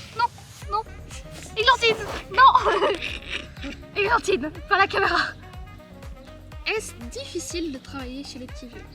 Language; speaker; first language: French; native; French